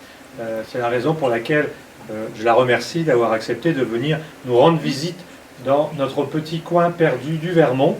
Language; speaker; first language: French; native; French